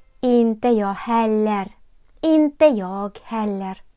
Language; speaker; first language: Swedish; non-native, fluent; Ukrainian